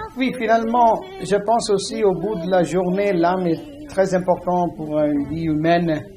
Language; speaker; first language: French; non-native, fluent; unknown